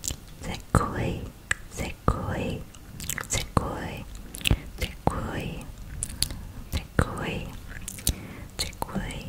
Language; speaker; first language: Czech; non-native, learner; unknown